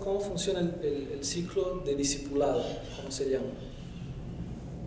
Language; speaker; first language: Spanish; non-native, fluent; Portuguese